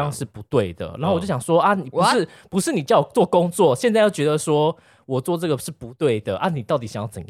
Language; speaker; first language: Chinese; native; Chinese